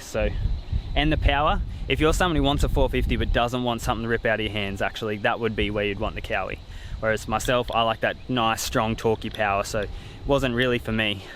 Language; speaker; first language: English; native; English